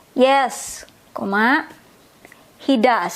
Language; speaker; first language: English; non-native, fluent; Indonesian